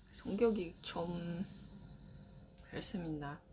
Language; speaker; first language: Korean; non-native, learner; Japanese